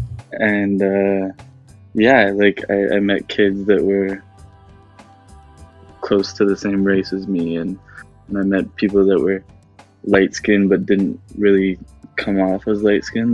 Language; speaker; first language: English; native; English